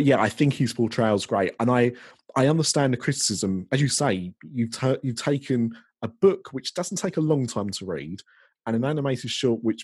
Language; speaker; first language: English; native; English